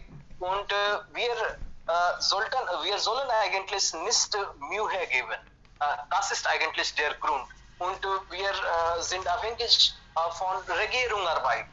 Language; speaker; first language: German; non-native, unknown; Hindi